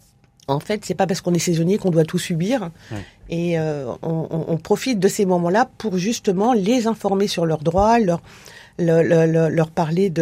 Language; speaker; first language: French; native; French